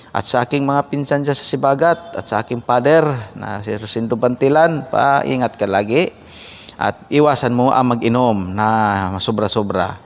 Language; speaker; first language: Filipino; native; Filipino